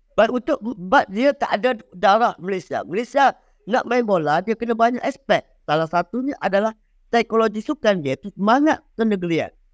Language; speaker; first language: Malay; native; Malay